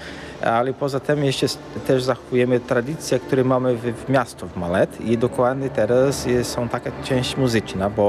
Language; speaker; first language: Polish; early bilingual, heritage; Portuguese